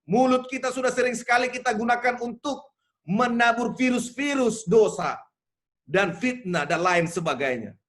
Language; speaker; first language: Indonesian; native; Indonesian